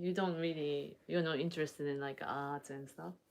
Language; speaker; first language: English; non-native, learner; Japanese